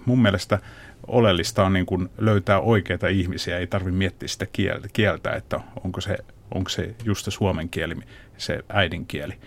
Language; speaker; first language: Finnish; native; Finnish